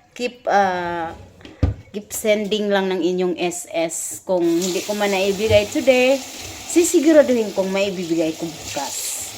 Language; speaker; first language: Filipino; non-native, local second language; Cebuano